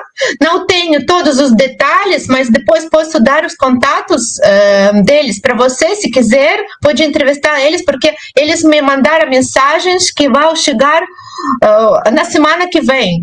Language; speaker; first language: Portuguese; non-native, fluent; Russian